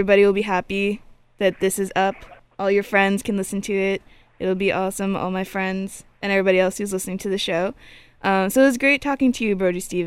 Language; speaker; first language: English; native; English